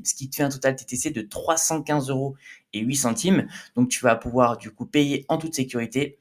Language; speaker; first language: French; native; French